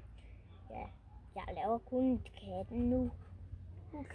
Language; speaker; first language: Danish; early bilingual, other home language; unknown